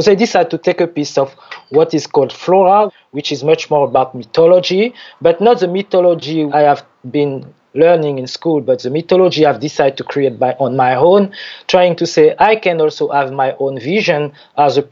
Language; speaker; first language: English; non-native, fluent; French